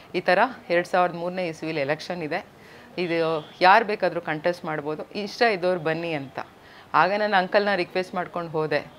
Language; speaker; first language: Kannada; native; Kannada